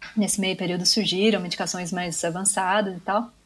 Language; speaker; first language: Portuguese; native; Portuguese